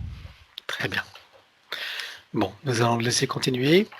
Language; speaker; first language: French; native; French